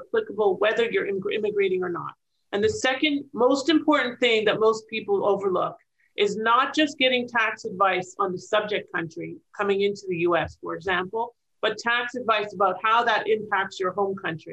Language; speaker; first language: English; native; English